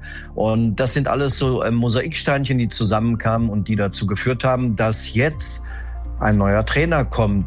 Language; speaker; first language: German; native; German